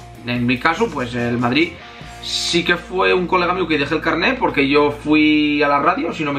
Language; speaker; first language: Spanish; native; Spanish